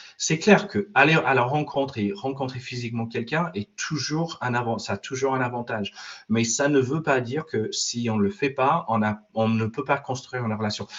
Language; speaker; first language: French; non-native, fluent; English